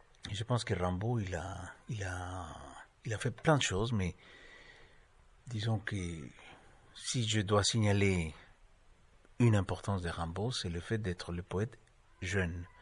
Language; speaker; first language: French; non-native, fluent; Spanish